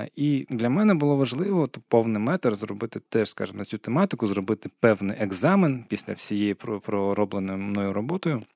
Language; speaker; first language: Ukrainian; non-native, local second language; Crimean Tatar